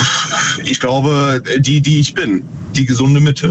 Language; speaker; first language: German; native; German